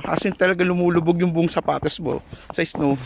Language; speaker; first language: Filipino; native; Filipino